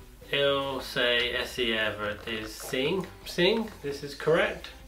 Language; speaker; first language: Portuguese; non-native, learner; English